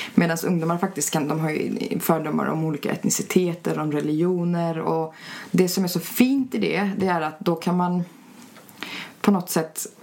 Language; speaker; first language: Swedish; early bilingual, other home language; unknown